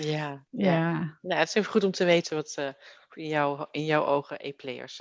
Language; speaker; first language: Dutch; native; Dutch